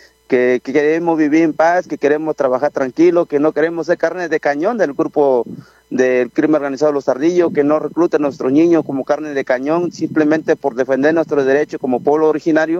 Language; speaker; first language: Spanish; non-native, local second language; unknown